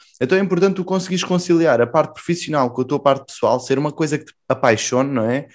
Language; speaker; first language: Portuguese; native; Portuguese